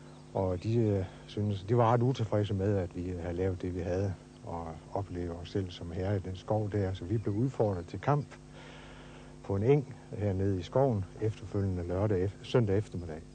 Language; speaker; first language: Danish; native; Danish